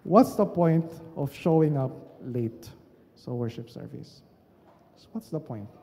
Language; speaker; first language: English; non-native, local second language; Filipino